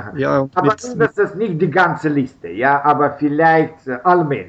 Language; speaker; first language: German; non-native, learner; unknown